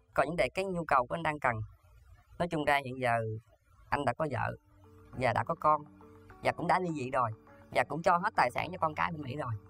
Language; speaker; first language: Vietnamese; native; Vietnamese